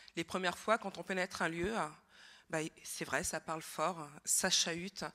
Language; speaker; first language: French; native; French